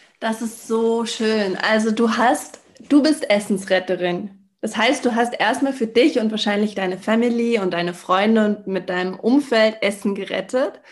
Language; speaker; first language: German; native; German